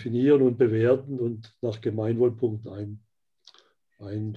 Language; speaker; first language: German; native; German